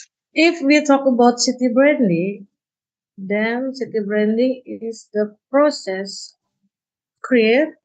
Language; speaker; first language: English; non-native, learner; Indonesian